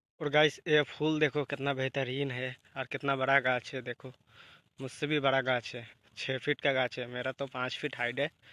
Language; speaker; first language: Hindi; native; Hindi